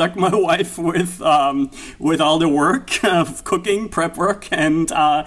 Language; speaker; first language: English; non-native, fluent; German